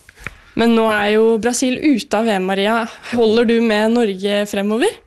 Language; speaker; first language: Norwegian; native; Norwegian